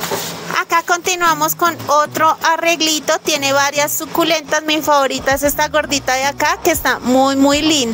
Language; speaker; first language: Spanish; native; Spanish